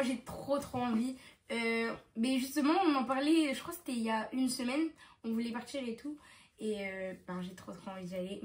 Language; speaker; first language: French; native; French